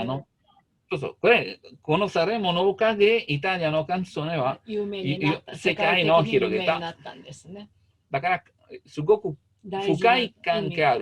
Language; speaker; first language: Japanese; non-native, learner; Italian